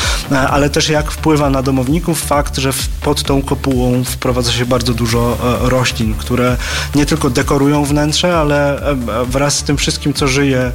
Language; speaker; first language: Polish; native; Polish